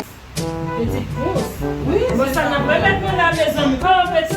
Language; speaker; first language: French; non-native, learner; Haitian Creole